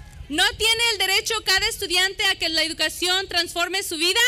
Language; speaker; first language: Spanish; early bilingual, heritage; Spanish